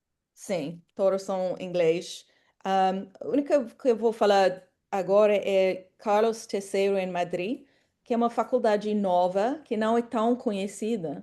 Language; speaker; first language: Portuguese; non-native, fluent; English